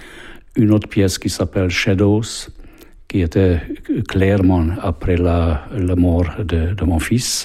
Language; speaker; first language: French; non-native, fluent; Hungarian